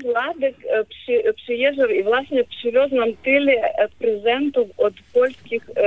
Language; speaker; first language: Polish; non-native, learner; Ukrainian